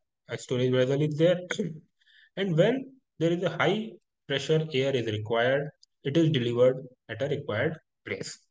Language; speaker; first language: English; non-native, local second language; Hindi